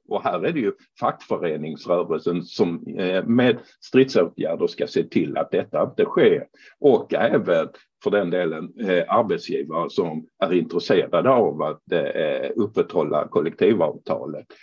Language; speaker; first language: Swedish; non-native, fluent; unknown